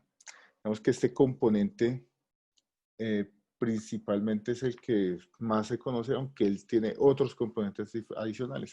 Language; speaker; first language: Spanish; native; Spanish